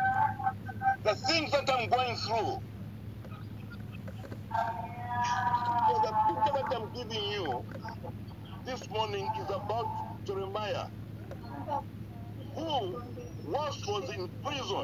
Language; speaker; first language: English; non-native, local second language; Bemba